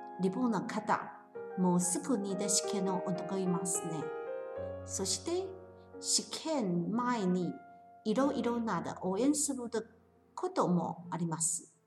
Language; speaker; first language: Japanese; non-native, learner; Chinese